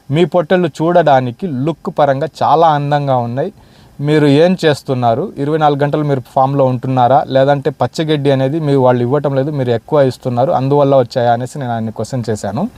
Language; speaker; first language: Telugu; non-native, local second language; Urdu